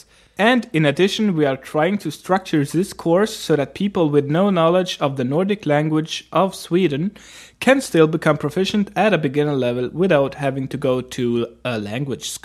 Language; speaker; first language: English; non-native, fluent; Swedish